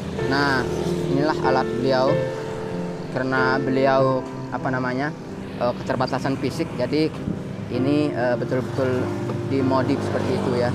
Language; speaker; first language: Indonesian; non-native, local second language; Sasak